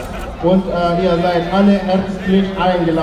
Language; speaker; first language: German; non-native, learner; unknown